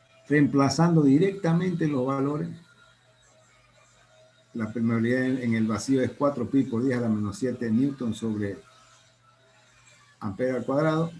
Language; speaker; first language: Spanish; native; Spanish